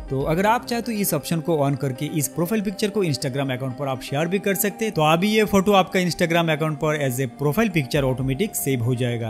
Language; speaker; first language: Hindi; non-native, local second language; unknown